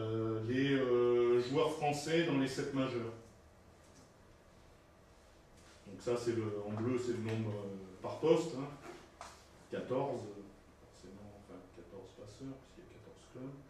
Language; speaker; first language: French; native; French